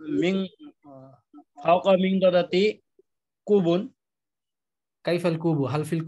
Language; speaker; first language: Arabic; non-native, fluent; Bangla